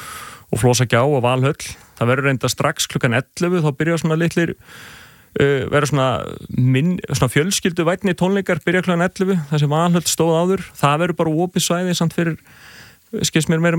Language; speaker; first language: Icelandic; native; Icelandic